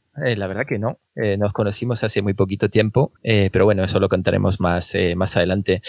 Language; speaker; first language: Spanish; non-native, fluent; French